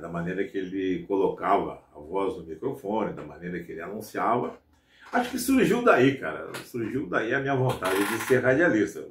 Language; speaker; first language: Portuguese; native; Portuguese